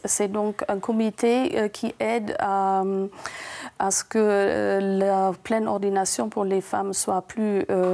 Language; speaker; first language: French; non-native, fluent; German